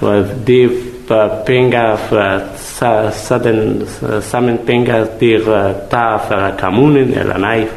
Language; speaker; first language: Danish; non-native, learner; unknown